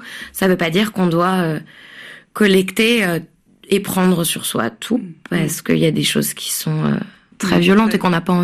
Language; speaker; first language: French; native; French